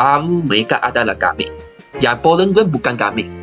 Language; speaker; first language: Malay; non-native, local second language; Chinese